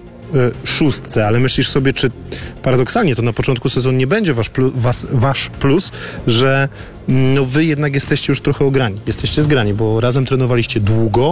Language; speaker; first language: Polish; native; Polish